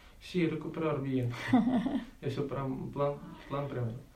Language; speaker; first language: Spanish; non-native, learner; Ukrainian